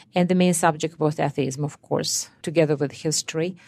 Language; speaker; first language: English; non-native, fluent; Russian